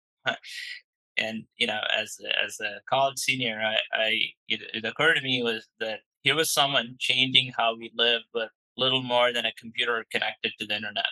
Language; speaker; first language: English; non-native, local second language; Malayalam